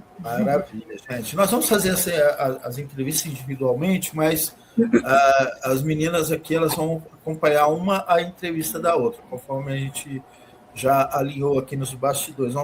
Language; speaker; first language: Portuguese; native; Portuguese